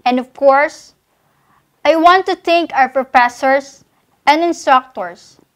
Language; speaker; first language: English; non-native, local second language; Filipino